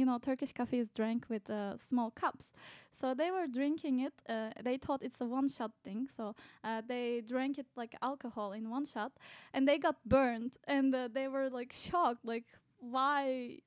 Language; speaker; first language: English; non-native, fluent; Turkish